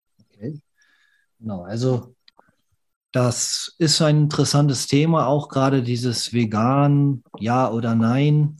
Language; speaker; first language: German; native; German